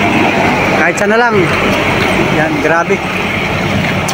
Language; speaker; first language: Filipino; native; Filipino